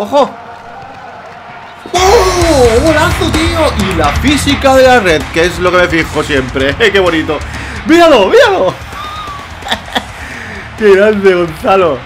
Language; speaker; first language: Spanish; native; Spanish